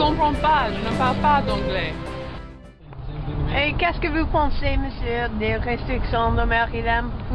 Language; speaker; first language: French; non-native, learner; English